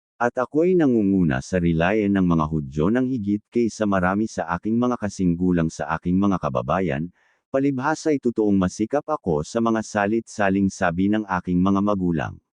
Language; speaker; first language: Filipino; non-native, local second language; Bikol